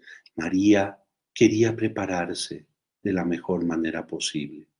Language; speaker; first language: Spanish; native; Spanish